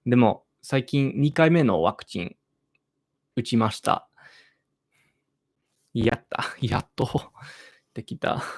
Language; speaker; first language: Japanese; non-native, learner; English